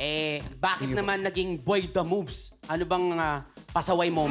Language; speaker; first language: Filipino; native; Filipino